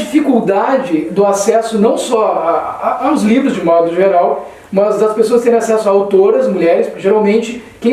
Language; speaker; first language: Portuguese; native; Portuguese